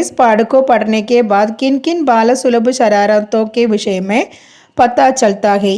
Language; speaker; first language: Hindi; non-native, local second language; Malayalam